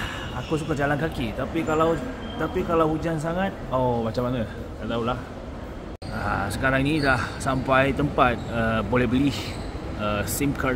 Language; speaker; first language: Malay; non-native, fluent; Korean